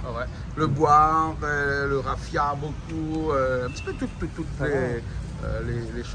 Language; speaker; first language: French; native; French